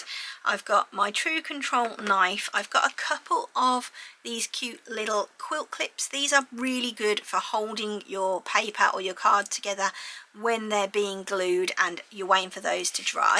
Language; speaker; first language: English; native; English